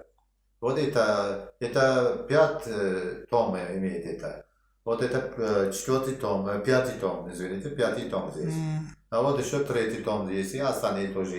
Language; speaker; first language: Russian; non-native, local second language; Uzbek